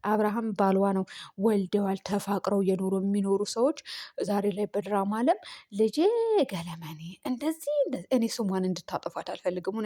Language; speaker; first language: Amharic; native; Amharic